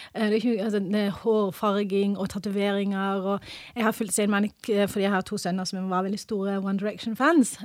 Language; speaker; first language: Norwegian; early bilingual, other home language; English